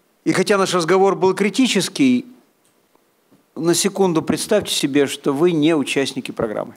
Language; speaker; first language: Russian; native; Russian